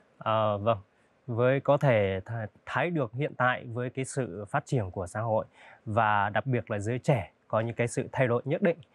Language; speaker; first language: Vietnamese; non-native, local second language; Hmong